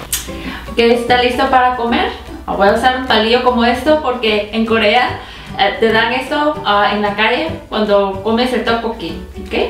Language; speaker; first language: Spanish; non-native, fluent; Korean